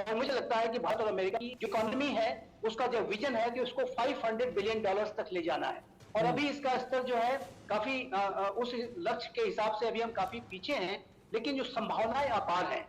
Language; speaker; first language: Hindi; native; Hindi